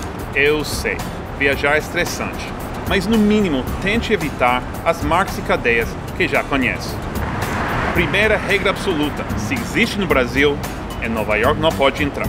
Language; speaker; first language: Portuguese; non-native, fluent; English